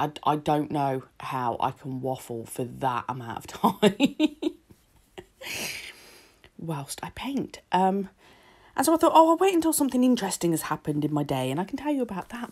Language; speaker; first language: English; native; English